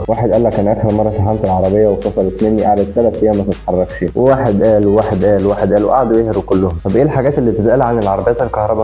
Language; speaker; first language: Arabic; native; Arabic